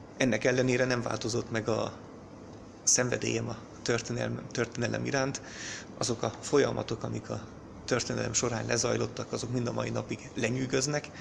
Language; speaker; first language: Hungarian; early bilingual, heritage; German